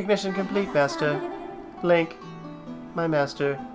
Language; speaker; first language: English; native; English